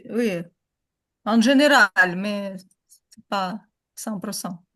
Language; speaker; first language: French; non-native, learner; Ukrainian